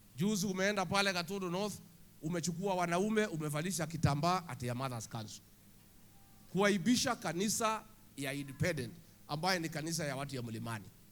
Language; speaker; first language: Swahili; non-native, local second language; Kikuyu